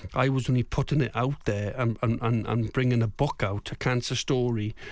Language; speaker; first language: English; native; English